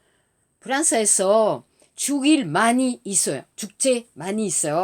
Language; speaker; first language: Korean; non-native, learner; French